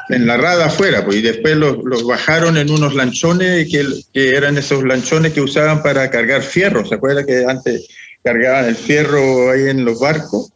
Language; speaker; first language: Spanish; early bilingual, other home language; Italian